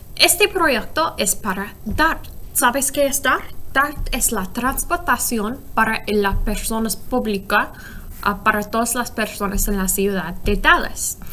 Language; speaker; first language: Spanish; non-native, learner; English